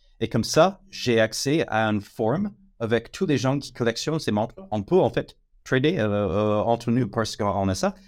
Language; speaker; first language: French; non-native, fluent; English